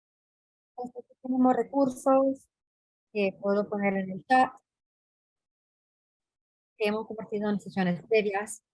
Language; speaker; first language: Spanish; non-native, fluent; English